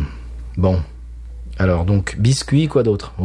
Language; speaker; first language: French; native; French